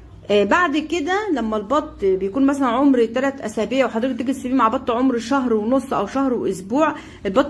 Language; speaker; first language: Arabic; native; Arabic